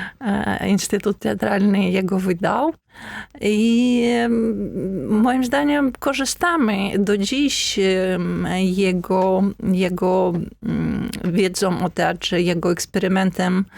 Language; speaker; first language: Polish; non-native, fluent; Ukrainian